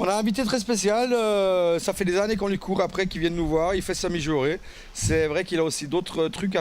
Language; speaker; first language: French; native; French